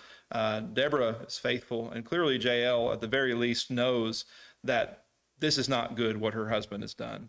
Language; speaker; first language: English; native; English